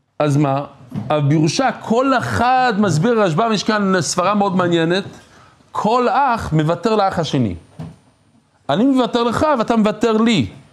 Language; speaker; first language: Hebrew; non-native, fluent; English